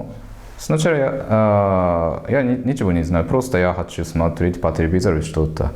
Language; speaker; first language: Russian; non-native, learner; Japanese